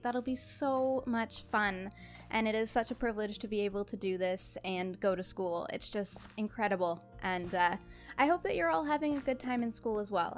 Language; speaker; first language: English; native; English